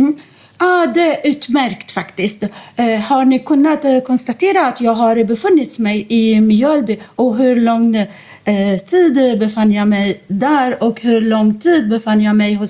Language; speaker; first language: Swedish; non-native, fluent; Arabic